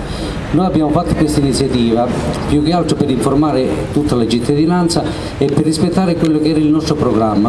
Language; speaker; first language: Italian; native; Italian